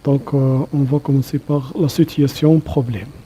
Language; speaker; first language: French; non-native, local second language; Arabic